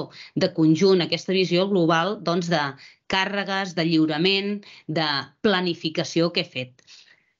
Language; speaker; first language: Catalan; native; Catalan